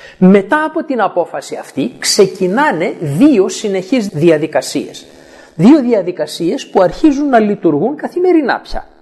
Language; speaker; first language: Greek; native; Greek